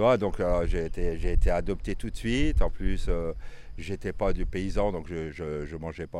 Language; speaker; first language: French; native; French